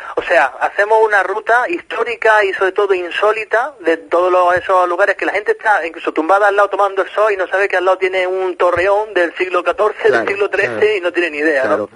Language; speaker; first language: Spanish; native; Spanish